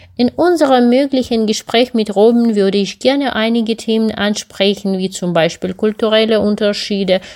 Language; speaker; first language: German; non-native, fluent; Ukrainian